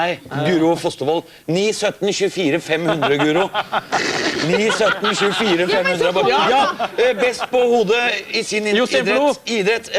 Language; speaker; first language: Norwegian; native; Norwegian